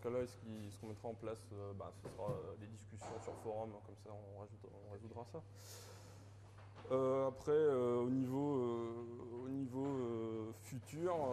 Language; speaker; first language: French; native; French